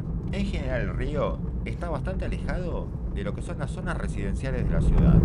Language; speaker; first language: Spanish; native; Spanish